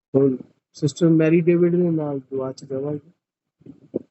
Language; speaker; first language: Hindi; non-native, local second language; Punjabi